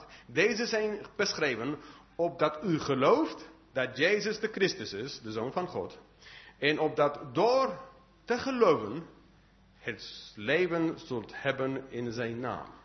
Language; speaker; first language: Dutch; non-native, fluent; English